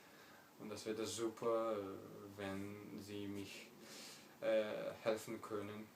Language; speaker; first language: German; non-native, learner; Kazakh